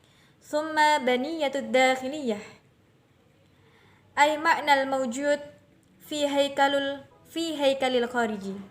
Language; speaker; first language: Arabic; non-native, learner; Indonesian